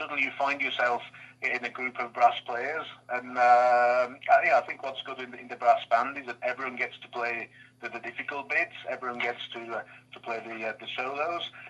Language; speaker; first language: English; native; English